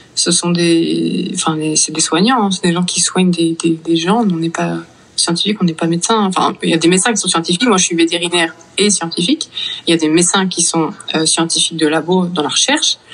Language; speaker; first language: French; native; French